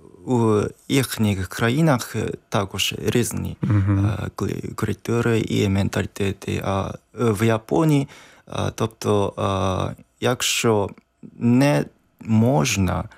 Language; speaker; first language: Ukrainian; non-native, learner; Japanese